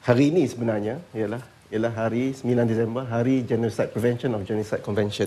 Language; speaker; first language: Malay; native; Malay